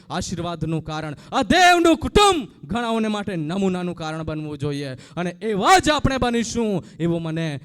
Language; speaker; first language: Gujarati; native; Gujarati